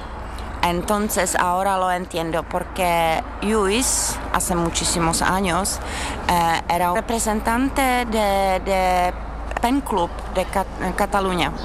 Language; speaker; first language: Spanish; non-native, fluent; Czech